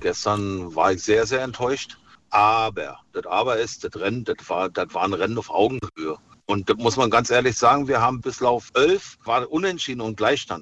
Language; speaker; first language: German; native; German